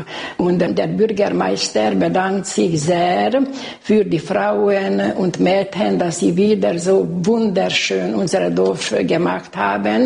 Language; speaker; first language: German; non-native, local second language; Hungarian